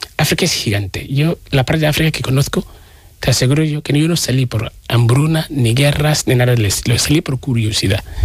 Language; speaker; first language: Spanish; non-native, fluent; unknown